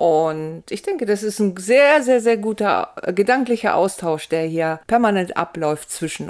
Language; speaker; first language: German; native; German